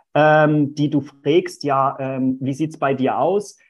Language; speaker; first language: German; early bilingual, other home language; Portuguese